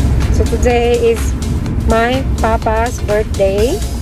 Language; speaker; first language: English; non-native, local second language; Filipino